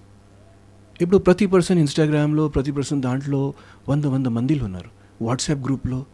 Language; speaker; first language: Telugu; non-native, fluent; Hindi